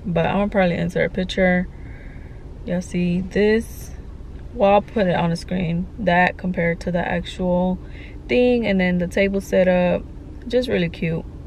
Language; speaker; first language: English; native; English